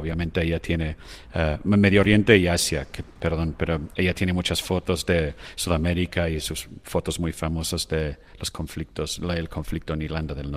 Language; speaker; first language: Spanish; non-native, fluent; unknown